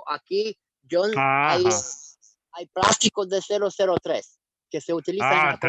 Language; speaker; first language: Spanish; non-native, fluent; Romanian